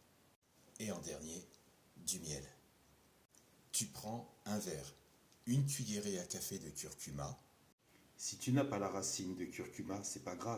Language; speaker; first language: French; native; French